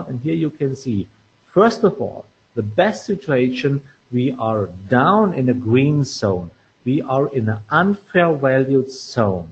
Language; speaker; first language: English; non-native, fluent; German